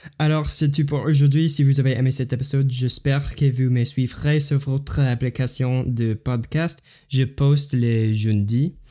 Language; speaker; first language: French; non-native, learner; English